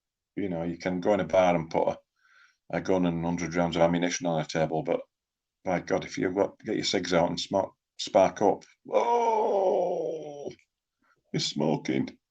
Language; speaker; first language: English; native; English